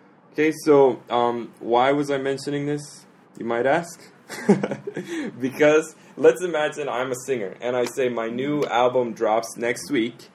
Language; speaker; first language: English; native; English